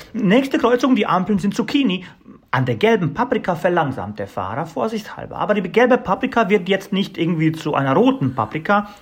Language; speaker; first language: German; non-native, fluent; Bosnian